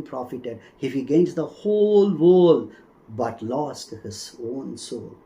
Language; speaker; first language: English; non-native, local second language; Tamil